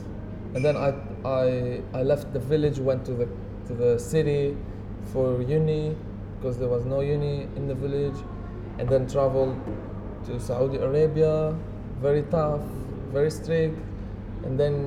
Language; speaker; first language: English; non-native, fluent; Arabic